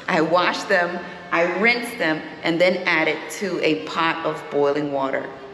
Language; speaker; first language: English; early bilingual, other home language; Spanish